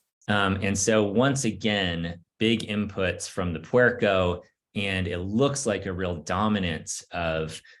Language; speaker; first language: English; native; English